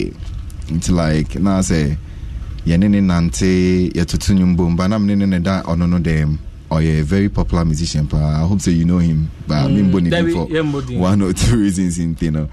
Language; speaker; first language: English; non-native, local second language; Akan